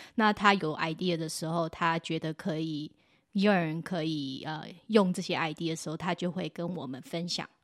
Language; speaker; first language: Chinese; early bilingual, heritage; Chinese